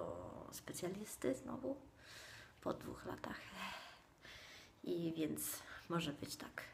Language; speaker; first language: Polish; non-native, fluent; Italian